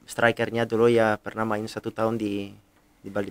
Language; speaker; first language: Indonesian; non-native, fluent; Italian